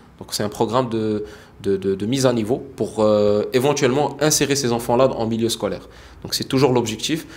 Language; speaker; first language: French; early bilingual, other home language; Arabic